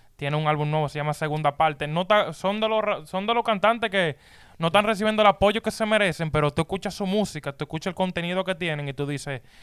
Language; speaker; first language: Spanish; native; Spanish